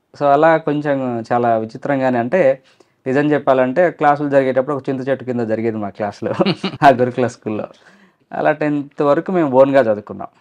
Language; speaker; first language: Telugu; non-native, local second language; Lambadi